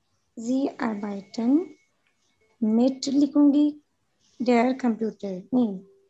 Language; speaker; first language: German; non-native, learner; Urdu